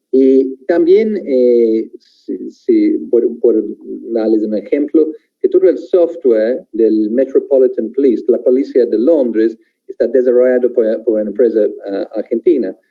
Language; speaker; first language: Spanish; non-native, fluent; English